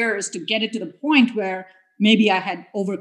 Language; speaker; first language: English; non-native, local second language; Tamil